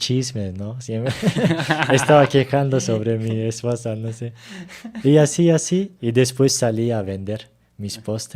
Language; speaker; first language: Spanish; non-native, learner; Turkish